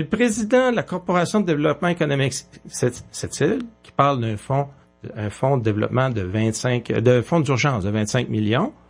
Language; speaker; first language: French; native; French